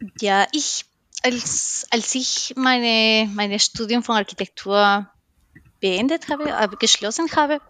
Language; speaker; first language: German; non-native, learner; Spanish